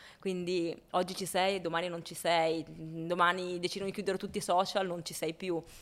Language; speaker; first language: Italian; native; Italian